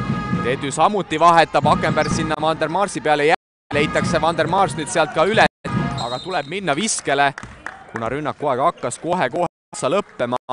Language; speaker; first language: Estonian; native; Estonian